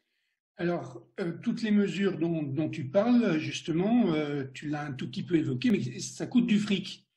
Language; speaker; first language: French; native; French